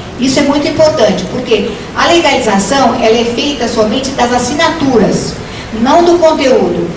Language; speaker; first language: Portuguese; native; Portuguese